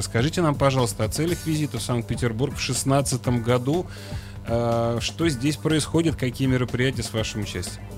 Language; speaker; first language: Russian; native; Russian